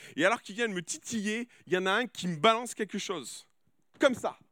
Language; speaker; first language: French; native; French